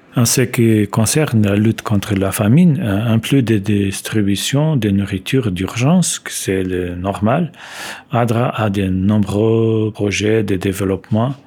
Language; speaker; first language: French; non-native, fluent; Portuguese